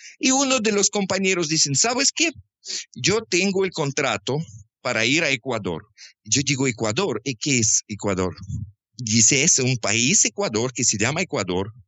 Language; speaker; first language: Spanish; non-native, fluent; Russian